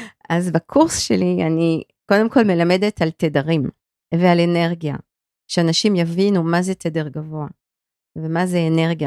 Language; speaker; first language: Hebrew; non-native, fluent; French